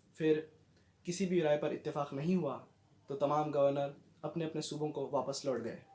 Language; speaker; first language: Urdu; native; Urdu